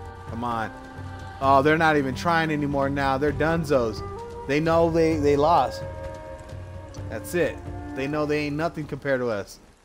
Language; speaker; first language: English; native; English